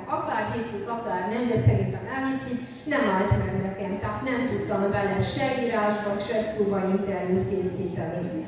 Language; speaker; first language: Hungarian; native; Hungarian